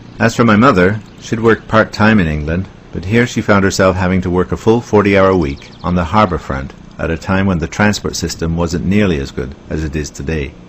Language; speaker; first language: English; native; English